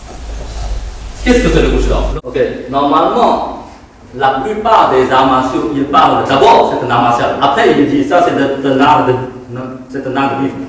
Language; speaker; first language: French; non-native, fluent; Chinese